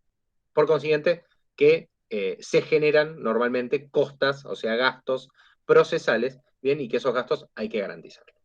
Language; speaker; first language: Spanish; native; Spanish